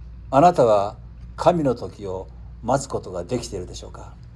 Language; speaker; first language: Japanese; native; Japanese